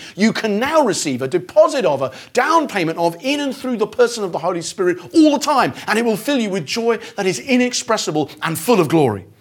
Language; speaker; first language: English; native; English